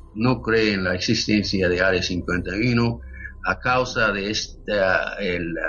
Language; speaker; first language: Spanish; non-native, fluent; Japanese